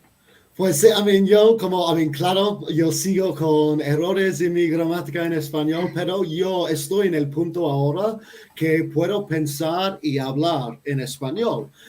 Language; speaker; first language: Spanish; non-native, fluent; English